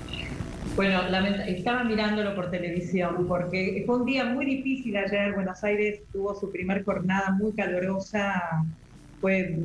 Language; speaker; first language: Spanish; native; Spanish